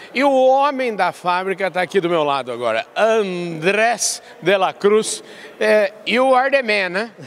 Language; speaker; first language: Portuguese; native; Portuguese